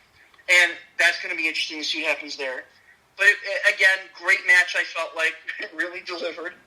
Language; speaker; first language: English; native; English